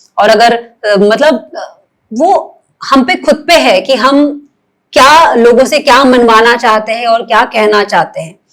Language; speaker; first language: Hindi; non-native, local second language; Marathi